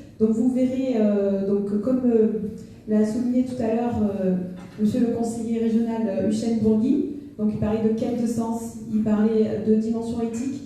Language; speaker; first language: French; native; French